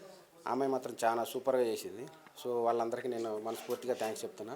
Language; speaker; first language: Telugu; native; Telugu